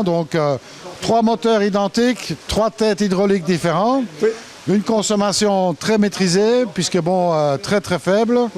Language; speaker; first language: French; native; French